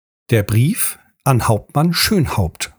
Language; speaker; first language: German; native; German